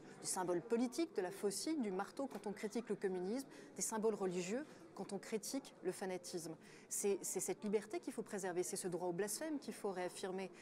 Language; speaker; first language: French; native; French